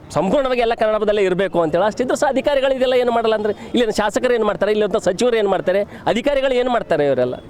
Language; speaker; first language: Kannada; native; Kannada